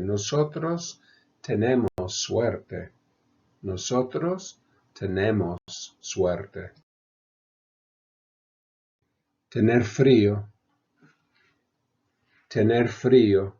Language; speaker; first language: Spanish; non-native, fluent; English